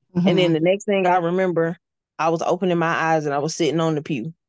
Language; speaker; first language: English; native; English